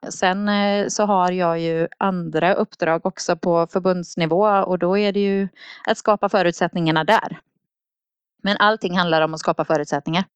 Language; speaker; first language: Swedish; native; Swedish